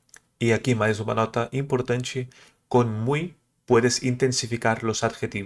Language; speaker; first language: Spanish; early bilingual, other home language; Portuguese